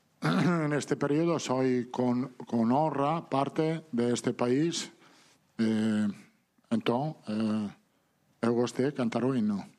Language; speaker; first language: Portuguese; non-native, fluent; Italian